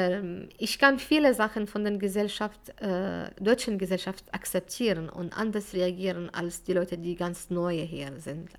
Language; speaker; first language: German; non-native, fluent; Arabic